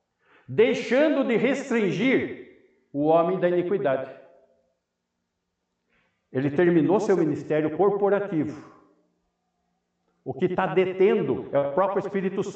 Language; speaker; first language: Portuguese; native; Portuguese